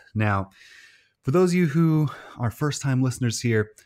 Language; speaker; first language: English; native; English